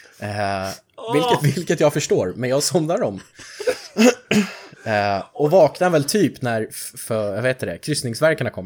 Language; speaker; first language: Swedish; native; Swedish